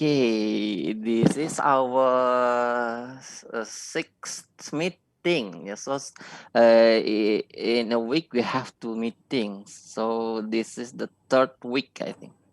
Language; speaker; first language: English; non-native, local second language; Indonesian